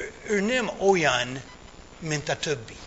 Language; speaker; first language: Hungarian; early bilingual, heritage; English